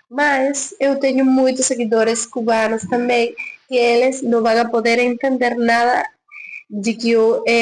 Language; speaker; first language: Portuguese; non-native, learner; Spanish